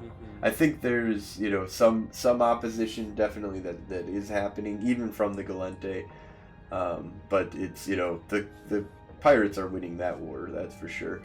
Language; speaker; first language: English; native; English